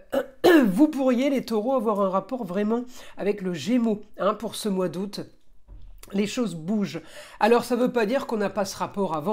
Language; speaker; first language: French; native; French